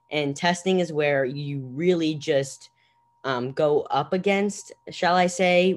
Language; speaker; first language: English; native; English